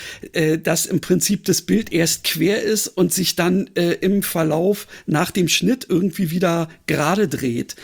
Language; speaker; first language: German; native; German